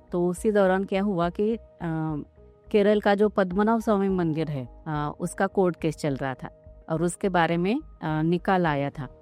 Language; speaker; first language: Hindi; non-native, local second language; Marathi